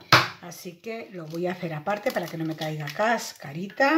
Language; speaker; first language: Spanish; native; Spanish